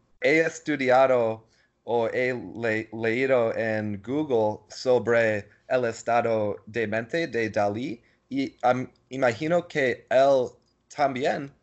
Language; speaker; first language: Spanish; non-native, learner; English